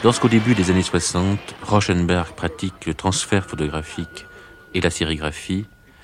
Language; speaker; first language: French; native; French